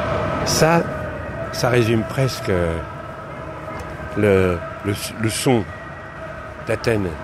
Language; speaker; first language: French; native; French